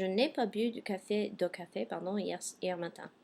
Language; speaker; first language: French; non-native, fluent; English